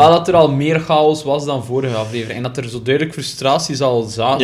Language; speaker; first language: Dutch; native; Dutch